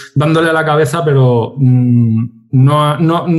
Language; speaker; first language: Spanish; native; Spanish